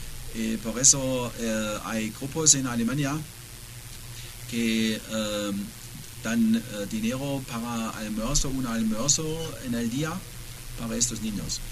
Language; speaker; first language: Spanish; non-native, learner; German